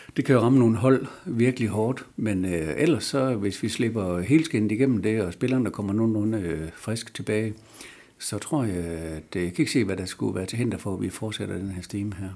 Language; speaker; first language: Danish; native; Danish